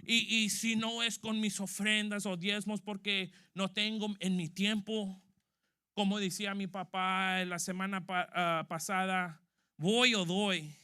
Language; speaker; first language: Spanish; early bilingual, heritage; Spanish